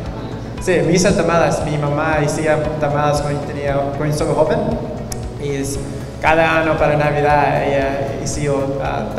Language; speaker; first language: Spanish; early bilingual, heritage; Spanish